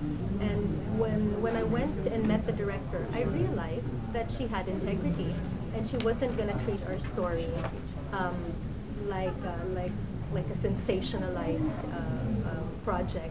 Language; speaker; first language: English; non-native, local second language; Filipino